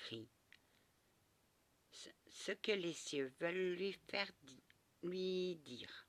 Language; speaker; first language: French; early bilingual, other home language; Portuguese